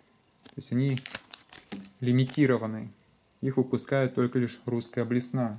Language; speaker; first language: Russian; native; Russian